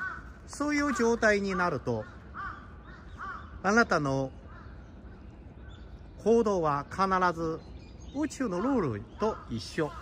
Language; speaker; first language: Japanese; non-native, fluent; Chinese